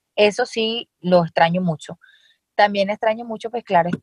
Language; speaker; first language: Spanish; native; Spanish